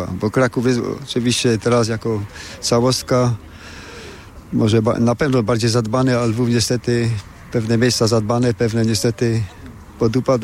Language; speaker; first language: Polish; native; Polish